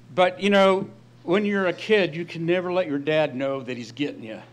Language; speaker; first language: English; native; English